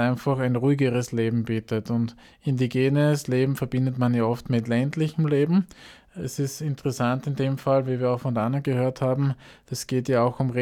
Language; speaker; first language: German; native; German